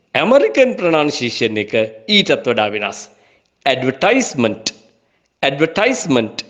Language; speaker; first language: Sinhala; native; Sinhala